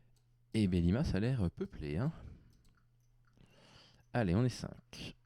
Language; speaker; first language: French; native; French